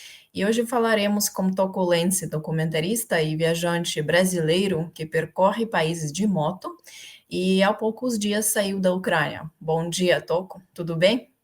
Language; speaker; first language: Portuguese; non-native, fluent; Ukrainian